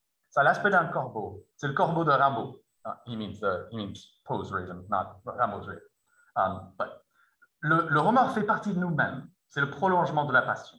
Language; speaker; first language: French; non-native, fluent; English